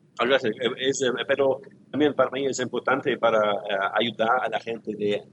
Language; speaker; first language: Spanish; non-native, learner; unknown